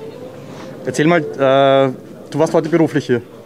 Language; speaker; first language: German; native; German